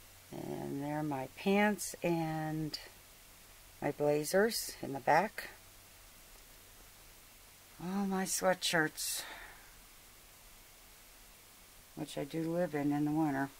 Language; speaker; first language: English; native; English